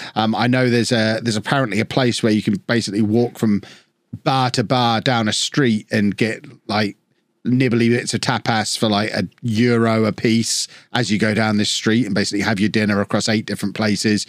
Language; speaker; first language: English; native; English